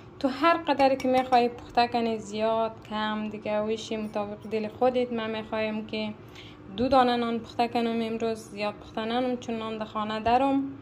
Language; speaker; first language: Persian; native; Persian